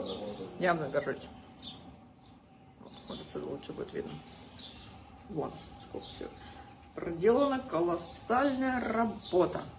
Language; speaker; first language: Russian; native; Russian